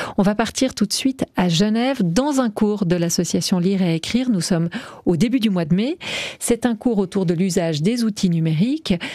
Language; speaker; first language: French; native; French